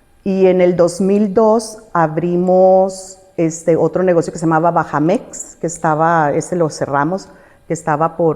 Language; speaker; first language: Spanish; native; Spanish